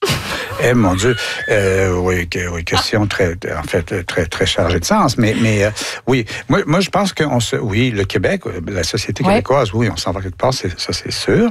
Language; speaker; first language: French; native; French